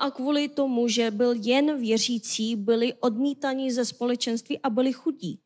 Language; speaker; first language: Czech; non-native, fluent; Korean